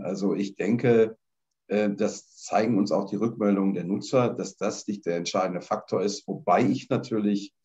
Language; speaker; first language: German; native; German